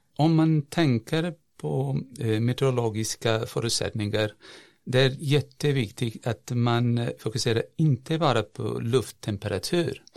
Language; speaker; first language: Swedish; non-native, fluent; Portuguese